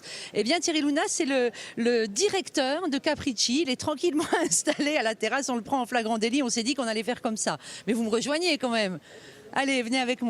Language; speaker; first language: French; native; French